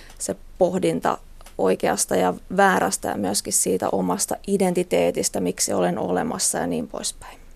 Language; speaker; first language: Finnish; native; Finnish